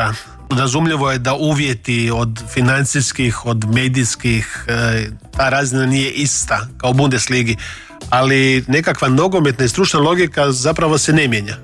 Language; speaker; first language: Bosnian; native; Bosnian